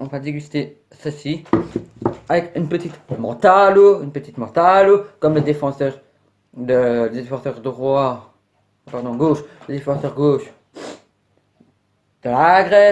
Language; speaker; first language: French; native; French